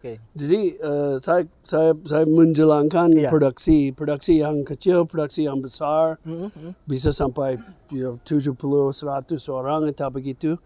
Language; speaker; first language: Indonesian; non-native, fluent; English